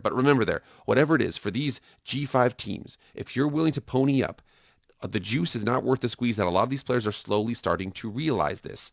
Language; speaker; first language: English; native; English